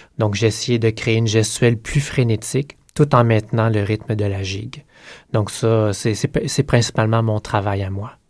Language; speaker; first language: French; native; French